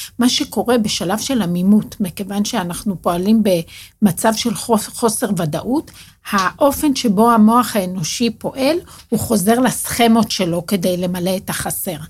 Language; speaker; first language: Hebrew; native; Hebrew